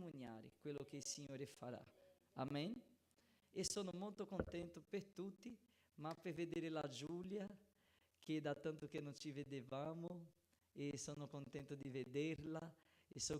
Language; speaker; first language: Italian; non-native, fluent; Portuguese